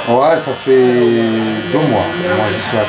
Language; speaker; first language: French; non-native, learner; Arabic